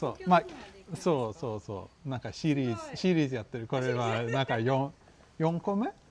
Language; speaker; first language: Japanese; non-native, fluent; Swedish